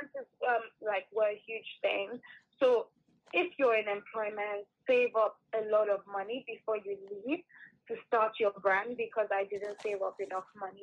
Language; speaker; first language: English; non-native, local second language; Yoruba